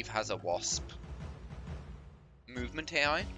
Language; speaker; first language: English; native; English